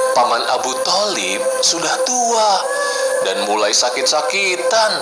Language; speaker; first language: Indonesian; native; Indonesian